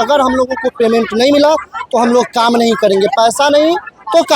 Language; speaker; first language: Hindi; native; Hindi